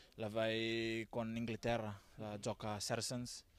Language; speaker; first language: Italian; non-native, learner; Fijian